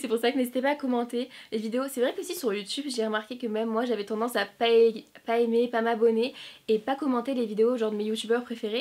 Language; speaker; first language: French; native; French